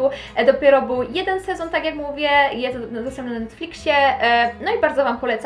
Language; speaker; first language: Polish; native; Polish